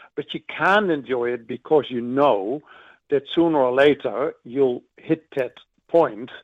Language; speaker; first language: English; non-native, fluent; Dutch